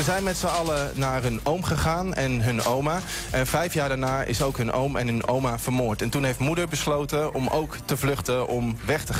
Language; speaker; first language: Dutch; native; Dutch